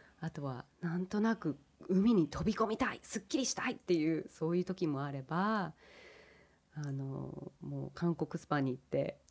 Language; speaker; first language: Japanese; early bilingual, heritage; English